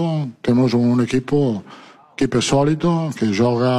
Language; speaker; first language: Portuguese; non-native, learner; Italian